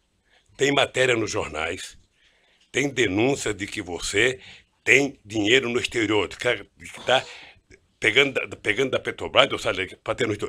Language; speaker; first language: Portuguese; native; Portuguese